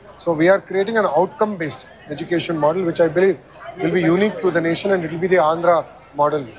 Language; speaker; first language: English; non-native, local second language; Telugu